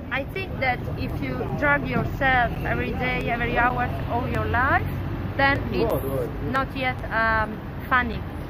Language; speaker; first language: English; non-native, fluent; Italian